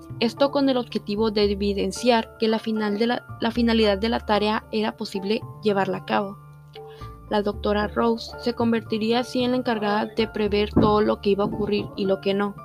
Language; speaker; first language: Spanish; native; Spanish